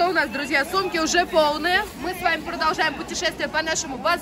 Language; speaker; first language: Russian; native; Russian